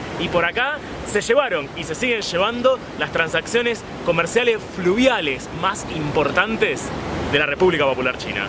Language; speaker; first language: Spanish; native; Spanish